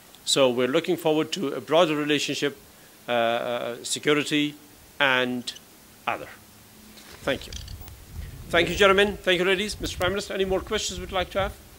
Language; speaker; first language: English; non-native, fluent; Pashto